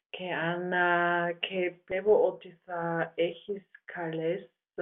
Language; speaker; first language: Greek; non-native, learner; German